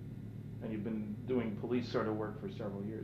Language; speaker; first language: English; native; English